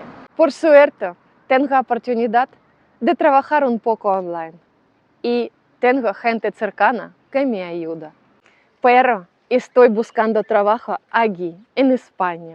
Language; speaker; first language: Spanish; non-native, learner; Russian